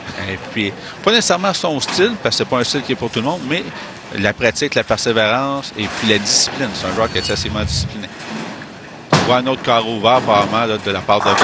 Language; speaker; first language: French; native; French